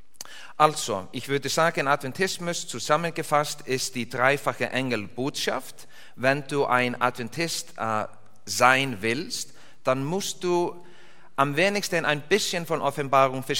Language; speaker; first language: German; non-native, learner; Icelandic